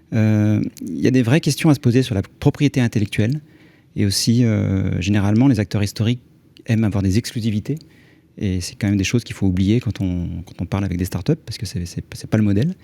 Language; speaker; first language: French; native; French